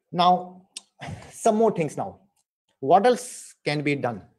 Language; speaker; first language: English; non-native, local second language; Assamese